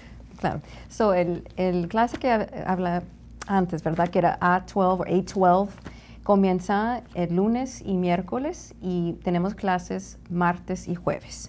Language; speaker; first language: Spanish; non-native, learner; English